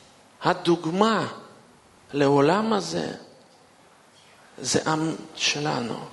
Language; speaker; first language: Hebrew; non-native, fluent; Russian